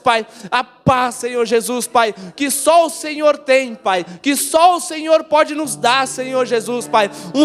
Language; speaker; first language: Portuguese; native; Portuguese